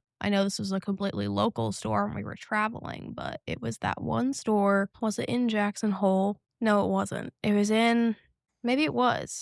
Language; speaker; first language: English; native; English